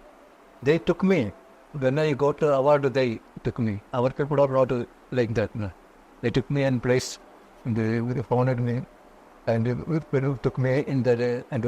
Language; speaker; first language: English; non-native, local second language; Konkani